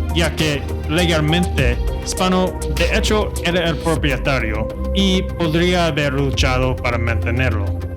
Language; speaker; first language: Spanish; non-native, fluent; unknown